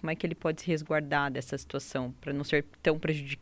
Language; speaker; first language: Portuguese; native; Portuguese